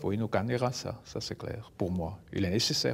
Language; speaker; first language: French; non-native, local second language; German